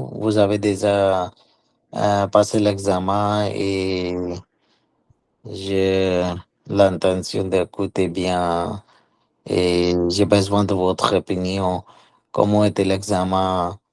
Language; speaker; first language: French; non-native, learner; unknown